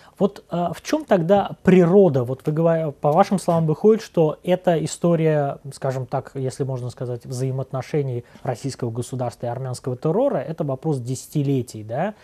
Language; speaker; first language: Russian; non-native, local second language; Azerbaijani